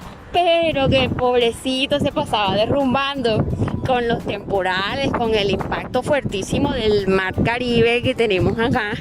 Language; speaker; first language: Spanish; native; Spanish